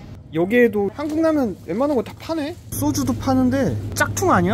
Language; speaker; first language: Korean; native; Korean